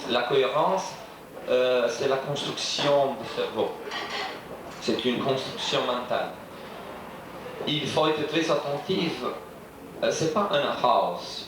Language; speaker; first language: French; non-native, fluent; Romanian